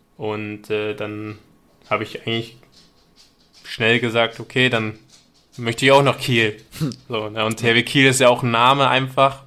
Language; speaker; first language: German; native; German